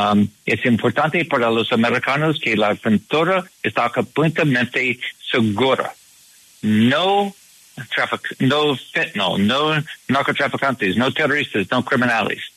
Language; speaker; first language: Spanish; non-native, learner; English